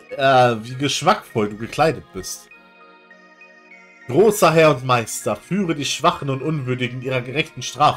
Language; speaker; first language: German; native; German